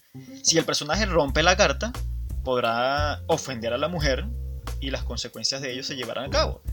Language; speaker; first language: Spanish; native; Spanish